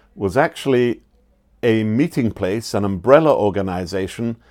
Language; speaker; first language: English; native; English